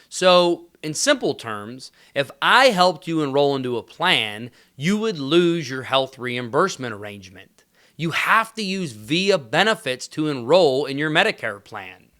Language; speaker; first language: English; native; English